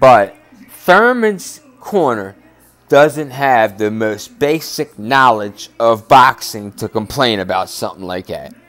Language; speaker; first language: English; native; English